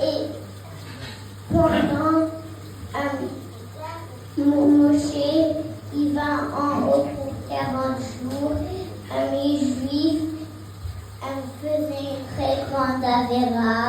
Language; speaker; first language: French; early bilingual, heritage; French